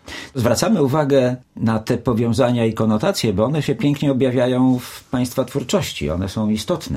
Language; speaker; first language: Polish; native; Polish